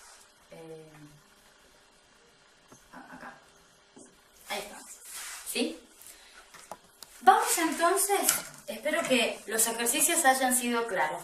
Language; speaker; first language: Spanish; native; Spanish